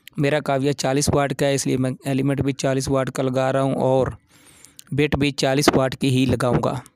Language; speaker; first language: Urdu; non-native, local second language; Punjabi